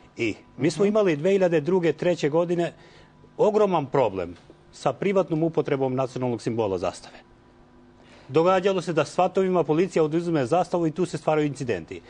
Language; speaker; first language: Bosnian; non-native, local second language; Albanian